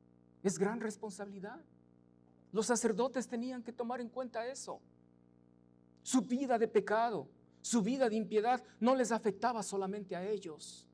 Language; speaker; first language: Spanish; native; Spanish